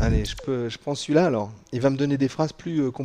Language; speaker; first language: French; native; French